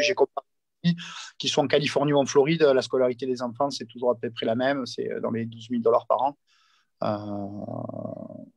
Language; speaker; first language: French; native; French